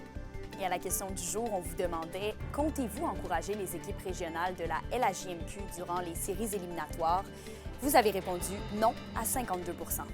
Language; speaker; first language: French; native; French